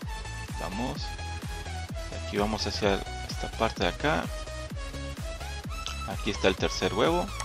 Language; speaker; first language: Spanish; native; Spanish